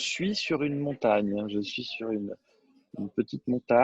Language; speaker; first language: French; native; French